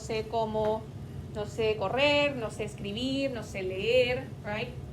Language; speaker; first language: Spanish; non-native, fluent; English